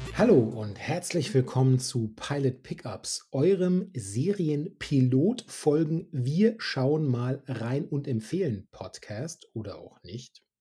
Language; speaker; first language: German; native; German